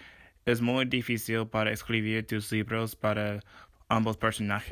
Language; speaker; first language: Spanish; non-native, fluent; English